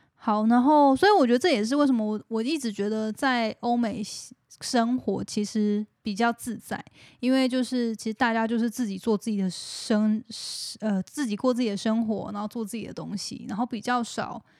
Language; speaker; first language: Chinese; native; Chinese